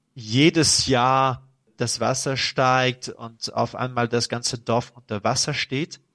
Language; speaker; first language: German; non-native, fluent; French